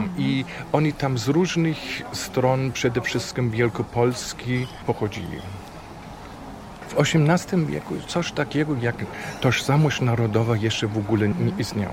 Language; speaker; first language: Polish; non-native, fluent; German